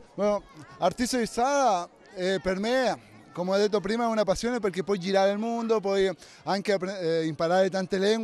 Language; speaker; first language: Italian; non-native, fluent; Spanish